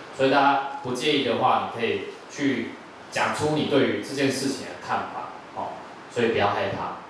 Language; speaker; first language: Chinese; native; Chinese